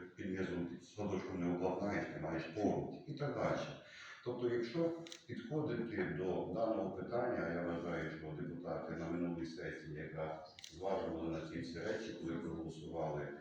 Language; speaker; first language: Ukrainian; native; Ukrainian